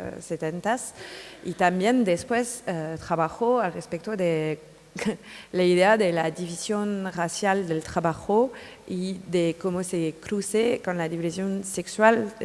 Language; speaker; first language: Spanish; non-native, learner; French